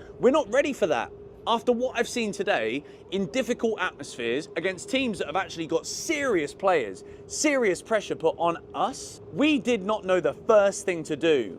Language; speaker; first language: English; native; English